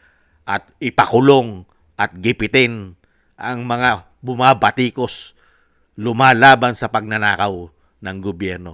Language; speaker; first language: Filipino; native; Filipino